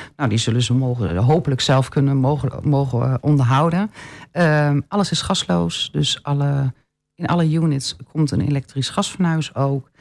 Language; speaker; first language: Dutch; native; Dutch